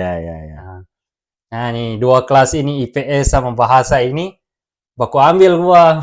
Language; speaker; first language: Indonesian; early bilingual, heritage; Japanese